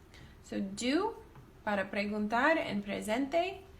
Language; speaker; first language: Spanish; non-native, learner; English